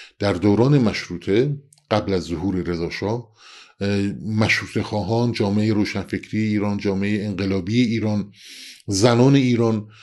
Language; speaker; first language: Persian; non-native, local second language; Central Kurdish